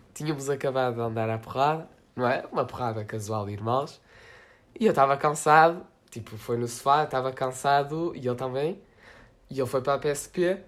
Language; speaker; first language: Portuguese; native; Portuguese